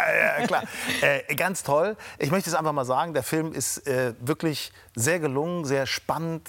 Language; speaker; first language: German; native; German